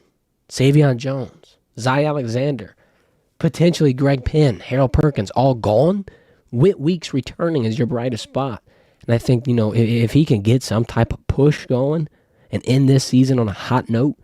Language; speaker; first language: English; native; English